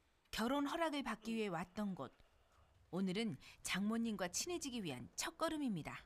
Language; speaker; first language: Korean; native; Korean